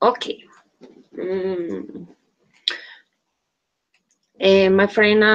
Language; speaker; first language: English; non-native, learner; Spanish